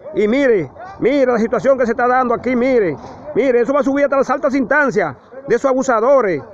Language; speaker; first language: Spanish; native; Spanish